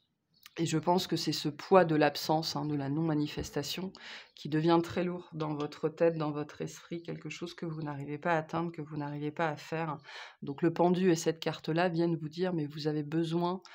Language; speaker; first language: French; native; French